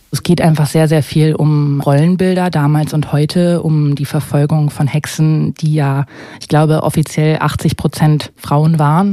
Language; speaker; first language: German; native; German